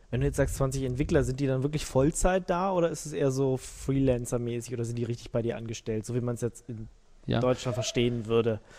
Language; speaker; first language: German; native; German